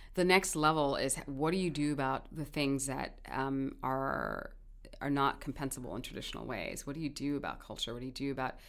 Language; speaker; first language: English; native; English